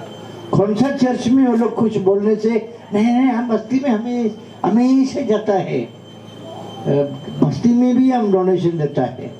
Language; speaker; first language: Hindi; non-native, local second language; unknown